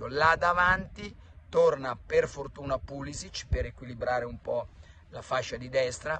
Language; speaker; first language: Italian; native; Italian